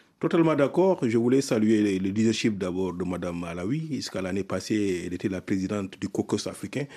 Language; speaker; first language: French; non-native, local second language; Soninke